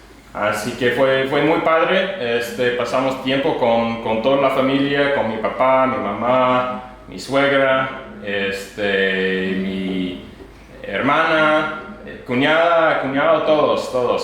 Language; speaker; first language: Spanish; non-native, learner; English